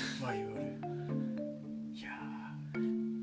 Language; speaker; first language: Japanese; non-native, learner; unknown